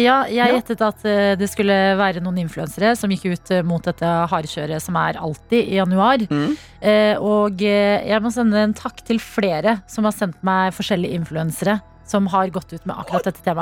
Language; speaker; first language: Norwegian; native; Norwegian